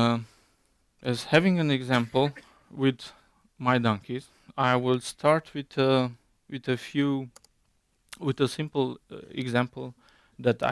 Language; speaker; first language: English; non-native, fluent; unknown